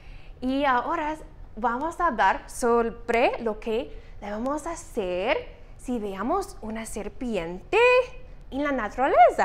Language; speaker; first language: Spanish; non-native, fluent; English